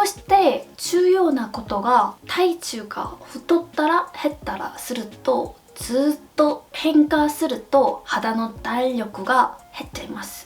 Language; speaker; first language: Japanese; non-native, fluent; Korean